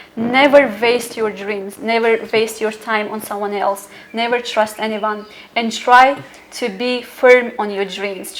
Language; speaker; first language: English; non-native, fluent; Tajik